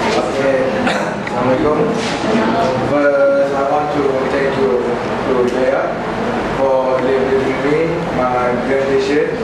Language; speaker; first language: English; non-native, learner; Malay